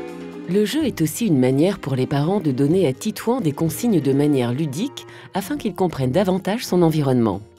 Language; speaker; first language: French; native; French